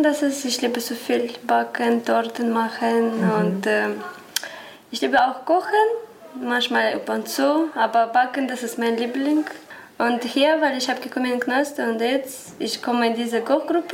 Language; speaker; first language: German; non-native, learner; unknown